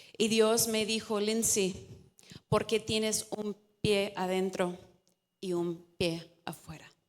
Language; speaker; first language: Spanish; non-native, fluent; English